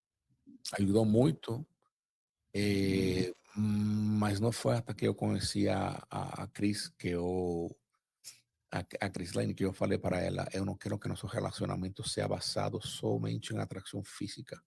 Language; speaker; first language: Portuguese; non-native, fluent; Spanish